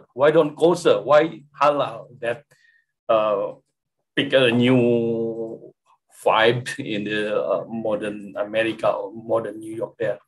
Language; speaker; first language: English; non-native, fluent; Indonesian